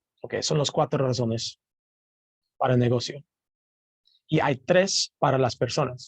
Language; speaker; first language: Spanish; non-native, learner; English